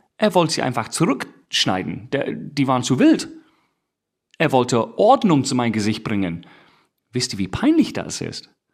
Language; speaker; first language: German; non-native, fluent; English